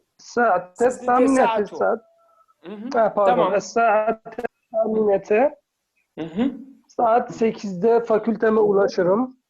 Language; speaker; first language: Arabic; non-native, learner; Turkish